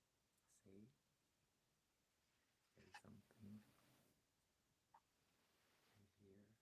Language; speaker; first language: English; non-native, learner; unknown